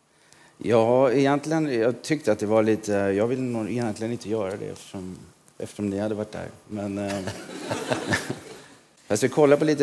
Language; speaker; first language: Swedish; native; Swedish